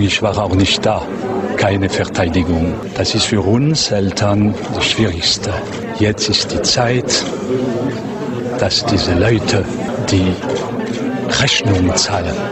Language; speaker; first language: German; non-native, learner; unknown